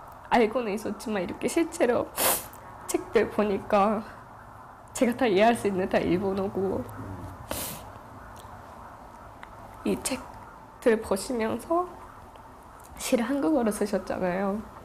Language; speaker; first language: Korean; non-native, fluent; Japanese